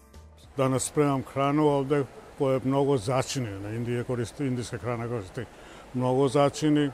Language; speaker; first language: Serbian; non-native, local second language; Romany